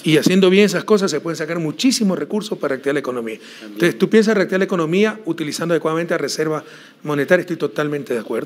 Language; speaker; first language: Spanish; native; Spanish